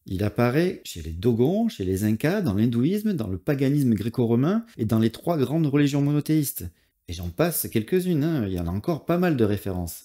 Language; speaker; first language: French; native; French